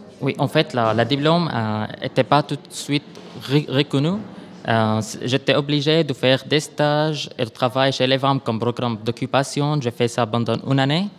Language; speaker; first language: French; non-native, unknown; Arabic